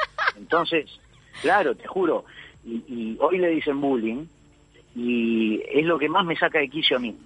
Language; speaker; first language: Spanish; native; Spanish